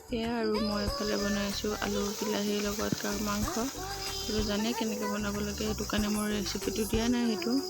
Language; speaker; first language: Assamese; non-native, local second language; Mising